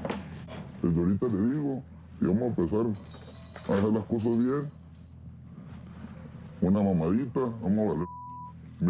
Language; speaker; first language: Spanish; native; Spanish